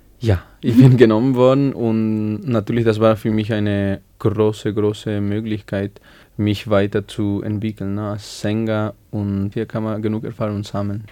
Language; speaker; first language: German; non-native, learner; Spanish